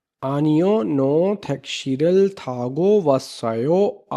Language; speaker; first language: Korean; non-native, learner; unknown